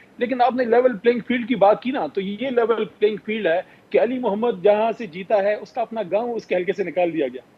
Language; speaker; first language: Urdu; non-native, local second language; Pashto